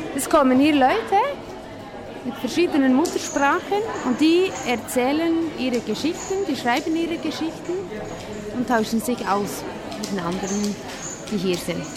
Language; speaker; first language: German; non-native, fluent; Icelandic